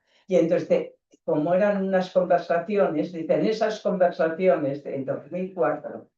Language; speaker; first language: Spanish; native; Spanish